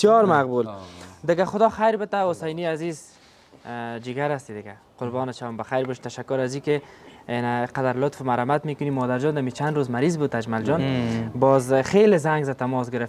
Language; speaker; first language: Persian; native; Persian